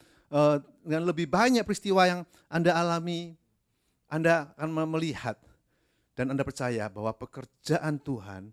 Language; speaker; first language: Indonesian; native; Indonesian